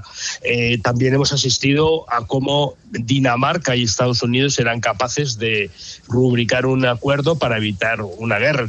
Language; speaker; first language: Spanish; native; Spanish